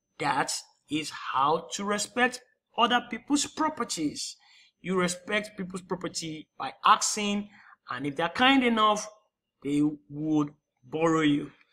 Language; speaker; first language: English; non-native, local second language; Yoruba